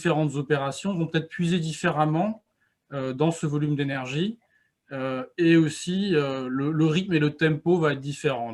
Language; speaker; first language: French; native; French